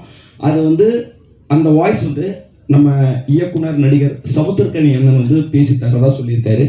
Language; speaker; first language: Tamil; native; Tamil